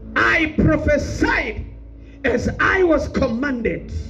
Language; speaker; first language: English; non-native, local second language; Swahili